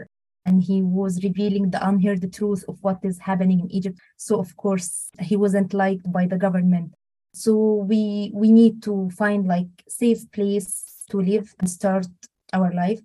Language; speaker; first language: English; non-native, fluent; Arabic